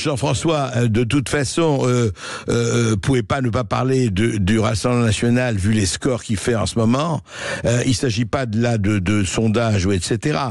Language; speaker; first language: French; native; French